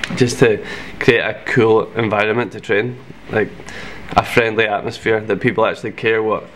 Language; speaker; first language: English; native; English